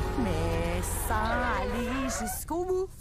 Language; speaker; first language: French; native; French